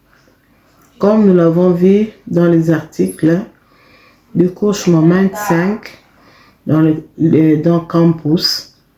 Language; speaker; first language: French; non-native, fluent; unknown